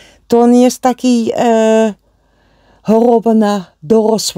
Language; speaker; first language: Polish; non-native, learner; Dutch